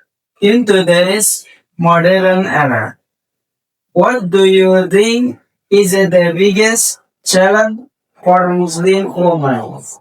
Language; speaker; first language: English; non-native, learner; Indonesian